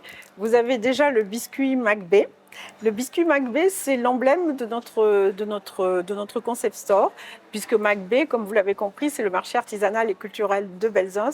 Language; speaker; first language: French; native; French